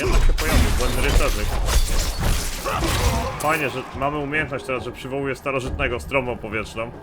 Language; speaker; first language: Polish; native; Polish